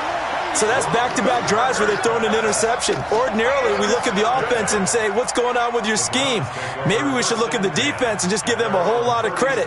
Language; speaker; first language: English; native; English